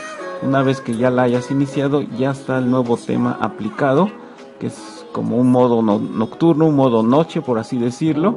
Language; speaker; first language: Spanish; native; Spanish